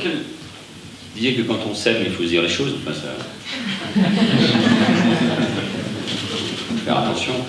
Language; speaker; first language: French; native; French